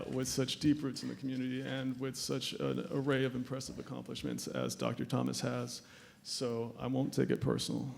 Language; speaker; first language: English; native; English